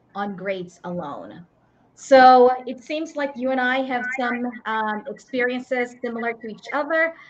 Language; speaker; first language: English; non-native, local second language; Iloko